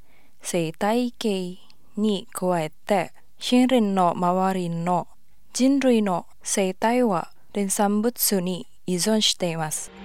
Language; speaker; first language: Japanese; non-native, fluent; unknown